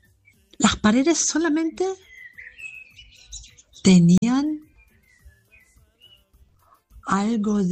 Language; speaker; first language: Spanish; non-native, fluent; German